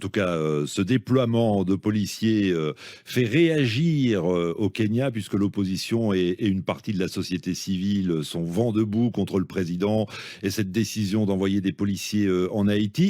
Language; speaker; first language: French; native; French